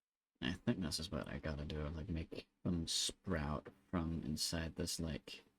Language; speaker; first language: English; native; English